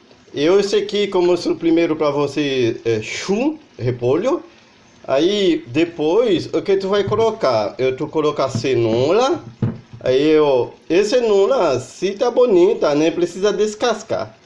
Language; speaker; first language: Portuguese; non-native, learner; Haitian Creole